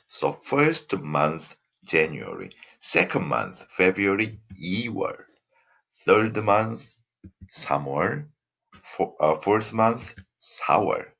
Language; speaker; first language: English; non-native, fluent; Korean